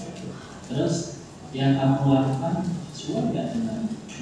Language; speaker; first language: Indonesian; native; Indonesian